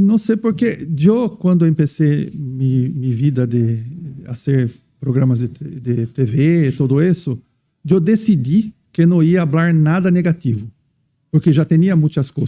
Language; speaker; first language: Spanish; non-native, fluent; Portuguese